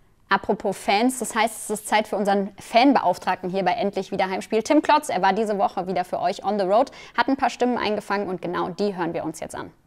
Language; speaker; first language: German; native; German